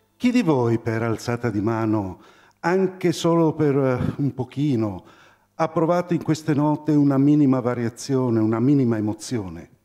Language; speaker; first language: Italian; native; Italian